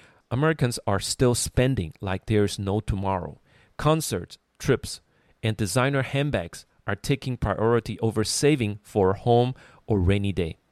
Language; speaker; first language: English; non-native, fluent; Chinese